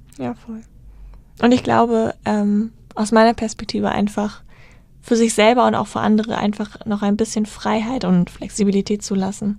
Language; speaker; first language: German; native; German